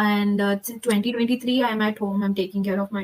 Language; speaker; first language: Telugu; non-native, local second language; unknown